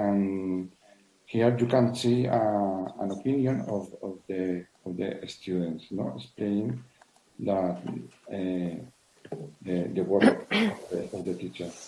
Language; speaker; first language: English; non-native, learner; Spanish